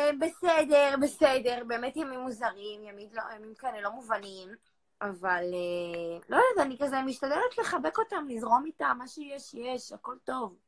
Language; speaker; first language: Hebrew; native; Hebrew